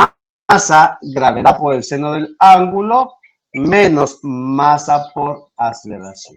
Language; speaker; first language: Spanish; native; Spanish